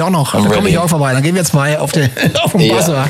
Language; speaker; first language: German; native; German